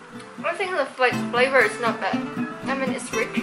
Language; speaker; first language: English; non-native, fluent; Vietnamese